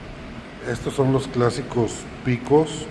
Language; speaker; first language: Spanish; native; Spanish